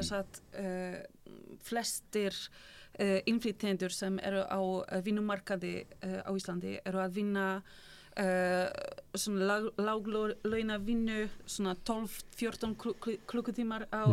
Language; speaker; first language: Icelandic; non-native, fluent; Polish